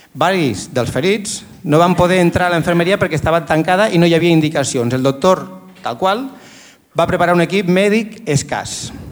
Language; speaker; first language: Catalan; native; Catalan